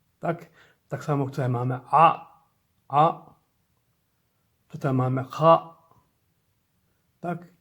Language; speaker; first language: Polish; non-native, learner; Somali